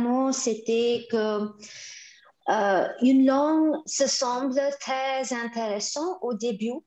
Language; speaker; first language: French; non-native, fluent; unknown